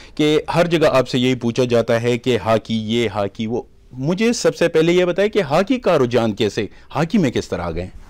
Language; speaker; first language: Urdu; native; Urdu